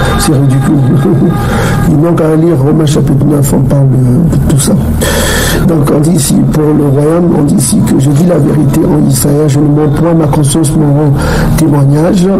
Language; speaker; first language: French; non-native, local second language; Kongo